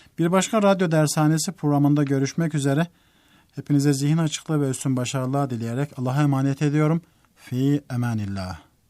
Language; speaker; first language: Turkish; native; Turkish